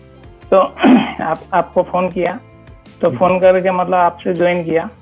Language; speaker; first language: Hindi; non-native, local second language; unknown